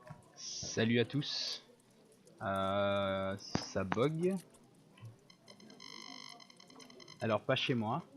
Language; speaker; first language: French; native; French